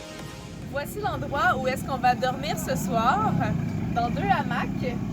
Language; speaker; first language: French; native; French